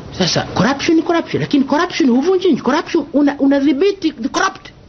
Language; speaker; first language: Swahili; non-native, local second language; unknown